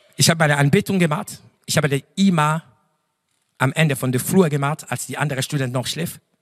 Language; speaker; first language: German; non-native, fluent; French